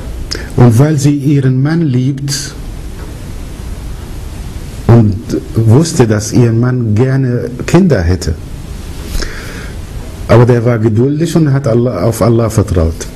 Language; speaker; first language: German; early bilingual, other home language; Arabic